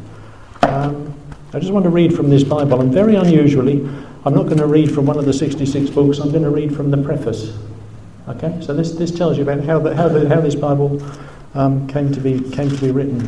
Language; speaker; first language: English; native; English